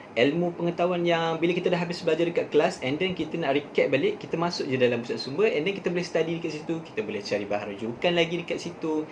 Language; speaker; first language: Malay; native; Malay